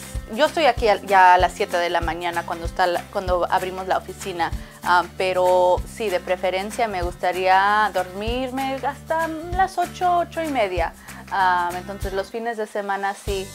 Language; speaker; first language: Spanish; early bilingual, heritage; Spanish